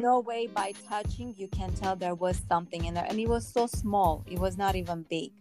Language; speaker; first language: English; early bilingual, other home language; Armenian